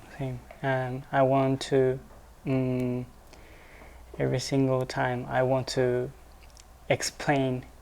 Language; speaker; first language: English; non-native, learner; Japanese